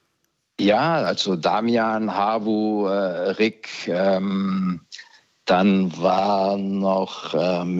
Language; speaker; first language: German; early bilingual, other home language; Croatian